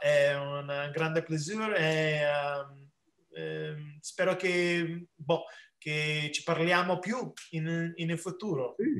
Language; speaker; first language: Italian; early bilingual, heritage; English